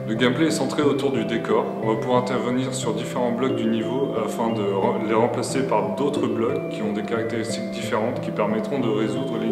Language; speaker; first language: French; native; French